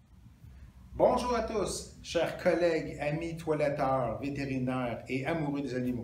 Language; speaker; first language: French; native; French